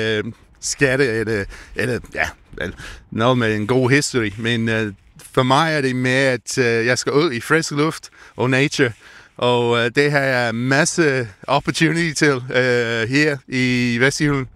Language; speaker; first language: Danish; non-native, fluent; English